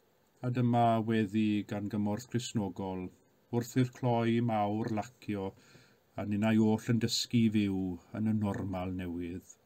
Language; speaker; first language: Welsh; native; Welsh